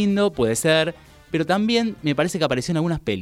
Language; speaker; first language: Spanish; native; Spanish